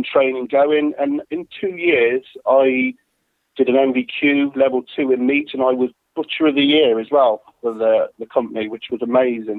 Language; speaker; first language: English; native; English